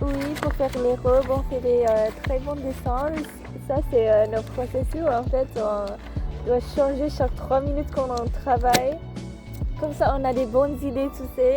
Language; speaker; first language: French; non-native, learner; Indonesian